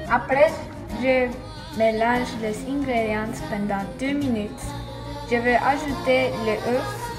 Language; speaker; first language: French; non-native, learner; English